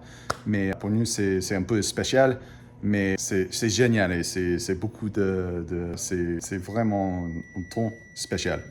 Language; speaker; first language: French; non-native, fluent; English